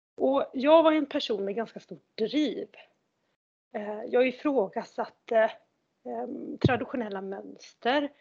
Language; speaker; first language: Swedish; native; Swedish